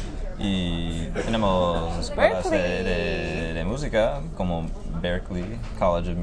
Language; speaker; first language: Spanish; non-native, fluent; English